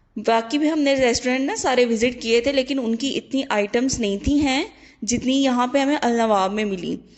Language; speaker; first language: Urdu; native; Urdu